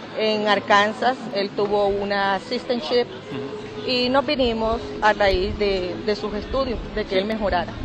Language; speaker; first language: Spanish; native; Spanish